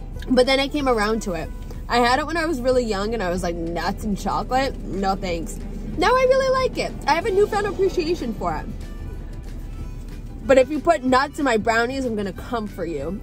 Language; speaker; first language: English; native; English